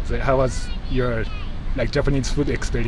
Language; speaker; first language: English; non-native, fluent; Japanese